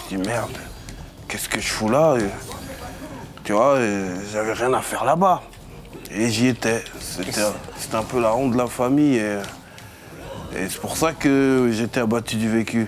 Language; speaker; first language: French; native; French